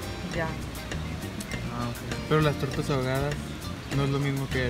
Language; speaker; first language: Spanish; early bilingual, heritage; Spanish